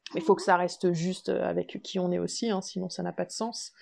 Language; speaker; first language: French; native; French